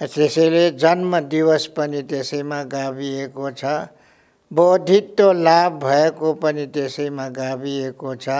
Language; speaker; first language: Nepali; non-native, local second language; Newari